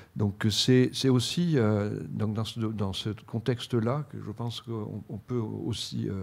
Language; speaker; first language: French; native; French